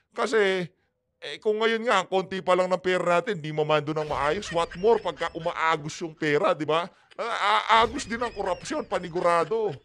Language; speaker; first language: Filipino; native; Filipino